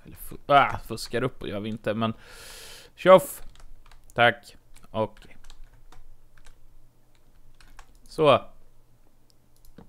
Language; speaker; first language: Swedish; native; Swedish